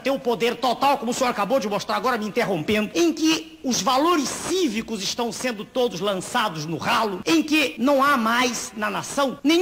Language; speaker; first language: Portuguese; native; Portuguese